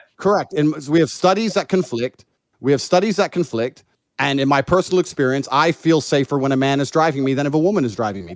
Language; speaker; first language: English; native; English